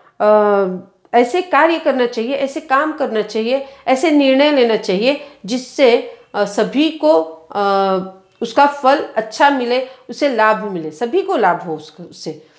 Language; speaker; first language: Hindi; non-native, local second language; Kannada